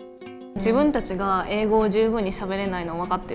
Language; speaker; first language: Japanese; native; Japanese